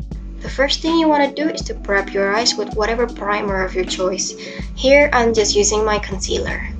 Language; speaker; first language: English; non-native, fluent; Indonesian